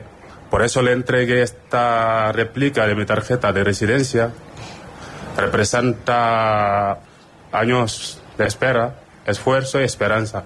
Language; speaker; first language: Spanish; non-native, fluent; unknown